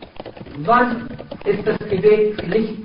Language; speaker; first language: German; non-native, fluent; Arabic